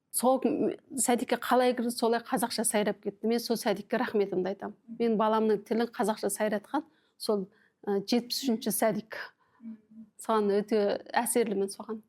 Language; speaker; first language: Kazakh; early bilingual, heritage; Kazakh